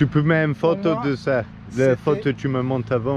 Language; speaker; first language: French; non-native, learner; English